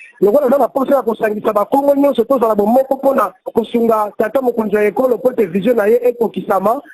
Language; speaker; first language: Lingala; non-native, local second language; Kongo